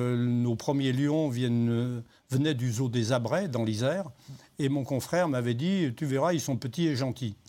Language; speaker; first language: French; native; French